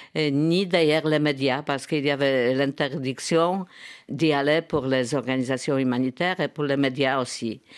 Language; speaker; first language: French; non-native, fluent; Polish